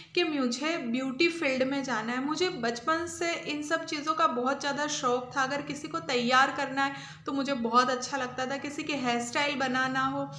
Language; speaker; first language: Hindi; non-native, local second language; Gujarati